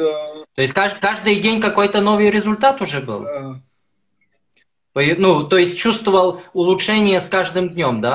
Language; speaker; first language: Russian; native; Russian